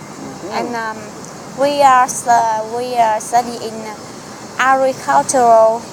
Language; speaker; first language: English; non-native, learner; Vietnamese